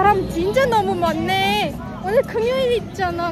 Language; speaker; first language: Korean; non-native, learner; Hindi